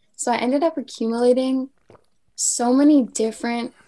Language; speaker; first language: English; native; English